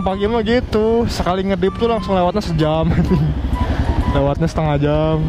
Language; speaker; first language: Indonesian; native; Indonesian